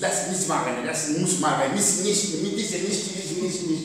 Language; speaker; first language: German; non-native, learner; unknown